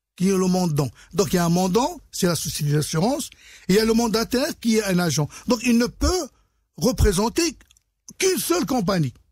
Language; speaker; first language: French; non-native, local second language; Arabic